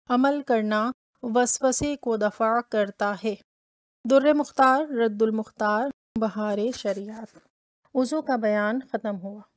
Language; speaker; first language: Hindi; native; Hindi